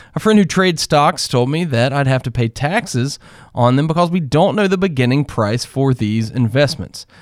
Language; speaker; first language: English; native; English